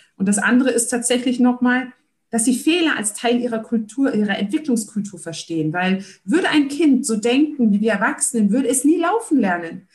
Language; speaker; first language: German; early bilingual, other home language; Turkish